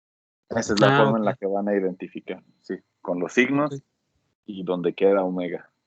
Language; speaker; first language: Spanish; native; Spanish